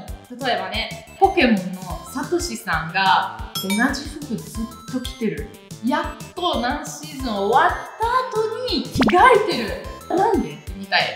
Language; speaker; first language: Japanese; non-native, fluent; Italian